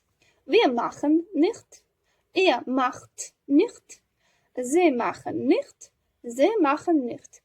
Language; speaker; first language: German; non-native, learner; Georgian